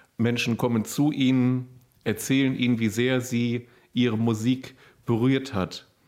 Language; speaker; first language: German; native; German